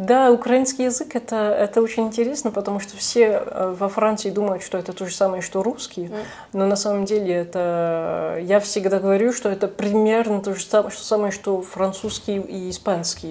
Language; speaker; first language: Russian; non-native, fluent; French